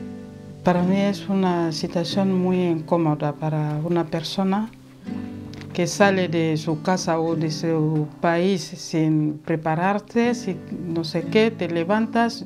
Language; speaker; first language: Spanish; non-native, fluent; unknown